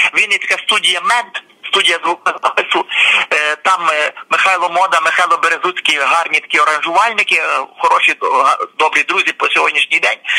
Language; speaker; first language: Ukrainian; native; Ukrainian